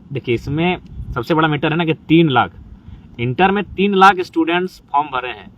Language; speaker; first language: Hindi; non-native, local second language; Magahi